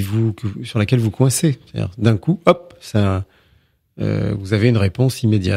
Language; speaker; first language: French; native; French